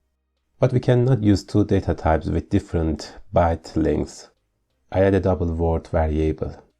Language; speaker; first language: English; non-native, fluent; Persian